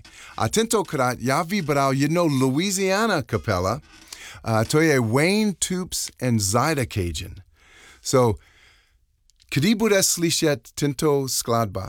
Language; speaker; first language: Czech; non-native, fluent; English